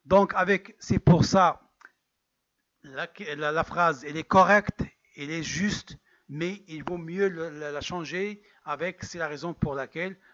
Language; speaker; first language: French; non-native, local second language; Arabic